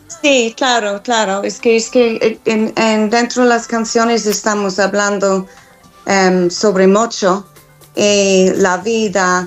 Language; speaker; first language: Spanish; non-native, learner; English